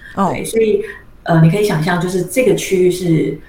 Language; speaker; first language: Chinese; native; Chinese